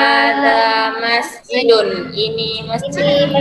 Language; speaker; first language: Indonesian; native; Indonesian